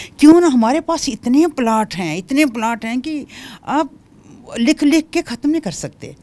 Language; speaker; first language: Hindi; non-native, local second language; Dogri